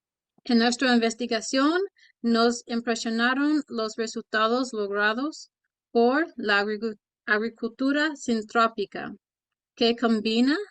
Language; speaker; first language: Spanish; early bilingual, heritage; Spanish